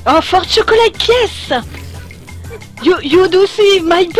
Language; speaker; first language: English; non-native, learner; French